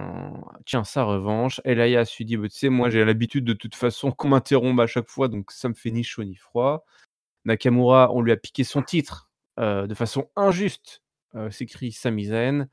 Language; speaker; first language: French; native; French